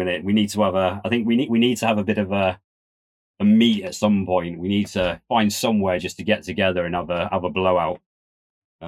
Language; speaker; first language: English; native; English